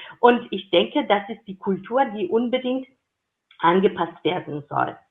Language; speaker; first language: German; non-native, fluent; Georgian